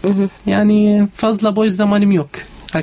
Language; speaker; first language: Turkish; non-native, learner; Arabic